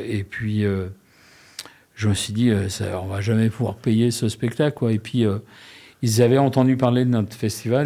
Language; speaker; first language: French; native; French